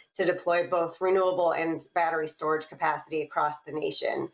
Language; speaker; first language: English; native; English